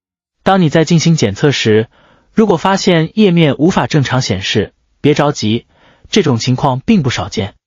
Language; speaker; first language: Chinese; native; Chinese